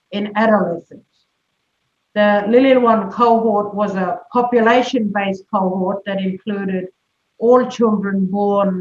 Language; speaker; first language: English; non-native, local second language; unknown